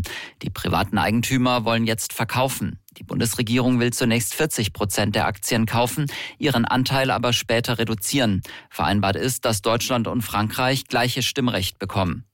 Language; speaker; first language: German; native; German